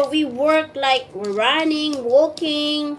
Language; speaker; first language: English; non-native, local second language; Filipino